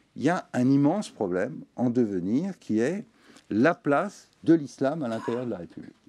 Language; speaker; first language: French; native; French